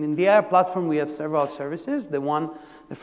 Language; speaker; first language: English; non-native, fluent; Hebrew